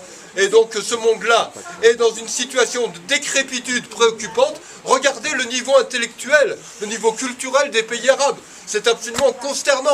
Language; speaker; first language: French; native; French